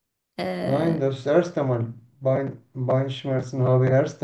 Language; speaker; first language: German; non-native, learner; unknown